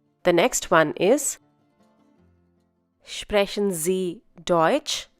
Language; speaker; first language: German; non-native, fluent; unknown